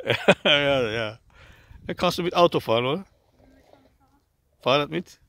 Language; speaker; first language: German; non-native, learner; Turkish